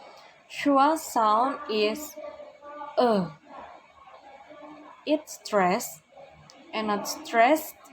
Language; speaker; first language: English; non-native, learner; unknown